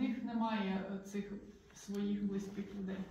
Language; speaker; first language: Ukrainian; native; Ukrainian